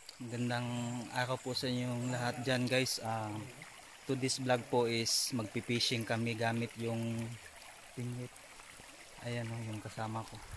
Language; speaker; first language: Filipino; non-native, local second language; Cebuano